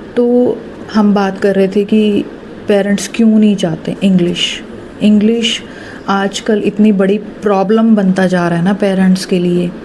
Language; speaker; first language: Hindi; native; Hindi